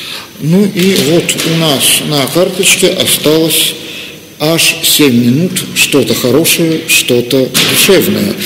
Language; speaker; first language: Russian; native; Russian